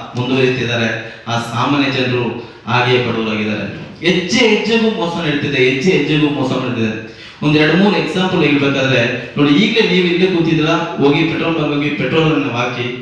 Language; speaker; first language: Kannada; native; Kannada